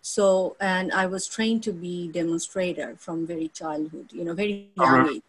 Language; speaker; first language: English; non-native, local second language; Bangla